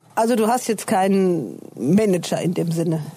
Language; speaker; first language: German; native; German